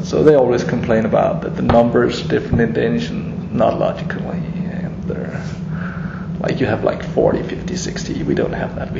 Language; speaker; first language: English; non-native, fluent; Danish